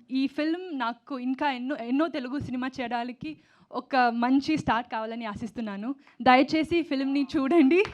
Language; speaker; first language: Telugu; non-native, learner; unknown